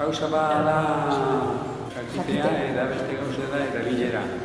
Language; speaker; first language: Basque; non-native, local second language; Spanish